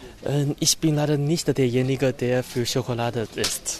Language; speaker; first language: German; non-native, fluent; Chinese